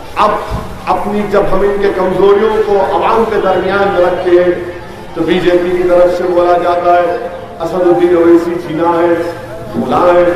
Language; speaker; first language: Urdu; native; Urdu